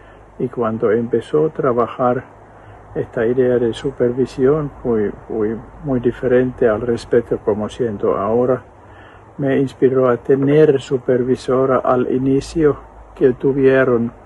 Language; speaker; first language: Spanish; non-native, fluent; Finnish